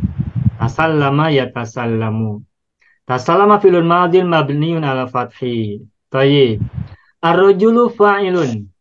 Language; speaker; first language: Arabic; non-native, fluent; Indonesian